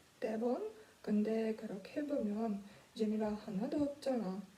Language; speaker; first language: Korean; non-native, learner; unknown